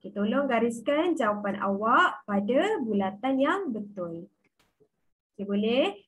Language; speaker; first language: Malay; non-native, local second language; Chinese